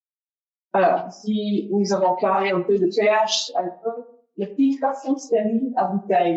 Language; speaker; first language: French; non-native, fluent; English